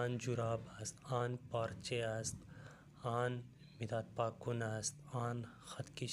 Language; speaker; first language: Persian; non-native, fluent; Urdu